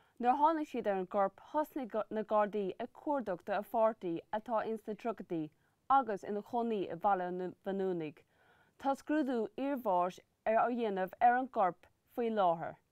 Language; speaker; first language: Irish; native; Irish